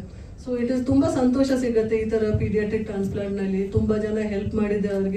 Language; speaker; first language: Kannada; non-native, fluent; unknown